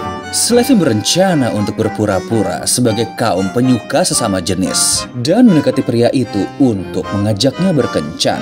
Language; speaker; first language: Indonesian; native; Indonesian